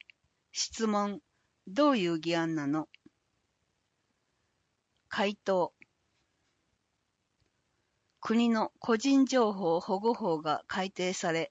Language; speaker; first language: Japanese; native; Japanese